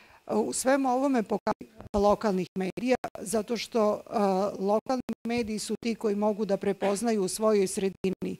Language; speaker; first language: Bosnian; native; Bosnian